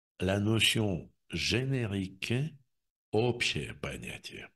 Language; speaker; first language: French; non-native, fluent; Russian